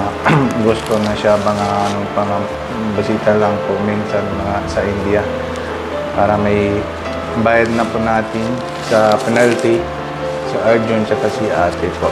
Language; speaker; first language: Filipino; non-native, learner; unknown